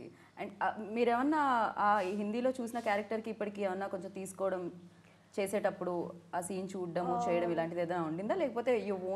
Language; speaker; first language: Telugu; native; Telugu